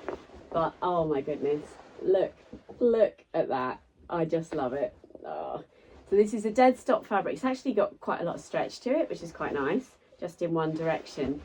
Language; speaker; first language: English; native; English